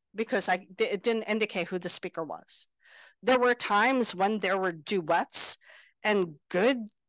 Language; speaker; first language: English; native; English